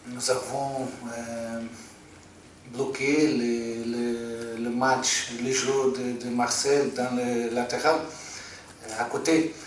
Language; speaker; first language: French; non-native, fluent; Portuguese